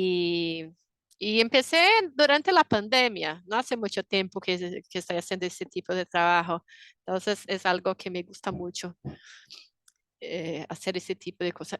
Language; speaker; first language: Spanish; non-native, fluent; Portuguese